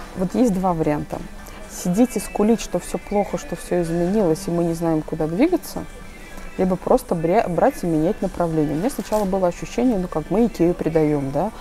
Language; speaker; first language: Russian; native; Russian